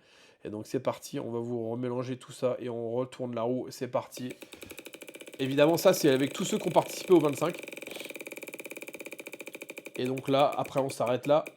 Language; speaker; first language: French; native; French